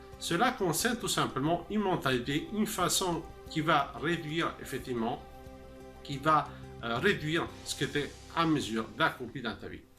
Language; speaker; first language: French; non-native, fluent; Italian